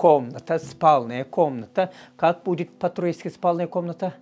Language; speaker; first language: Russian; non-native, learner; Turkish